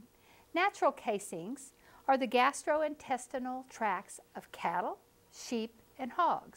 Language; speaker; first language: English; native; English